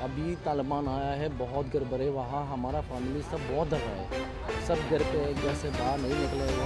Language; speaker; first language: Hindi; non-native, learner; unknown